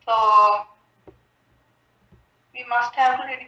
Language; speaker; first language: English; non-native, learner; Sinhala